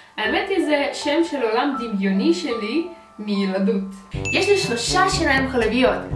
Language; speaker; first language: Hebrew; non-native, fluent; Russian